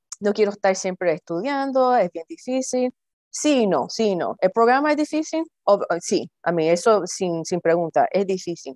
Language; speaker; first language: Spanish; early bilingual, heritage; Spanish